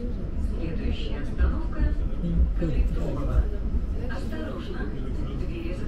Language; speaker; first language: Russian; native; Russian